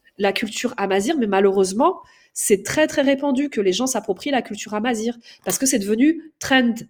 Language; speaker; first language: French; native; French